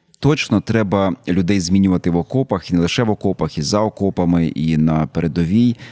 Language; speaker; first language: Ukrainian; native; Ukrainian